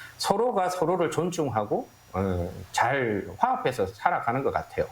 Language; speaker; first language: Korean; native; Korean